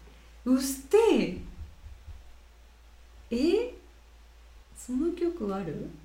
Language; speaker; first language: Japanese; non-native, fluent; Spanish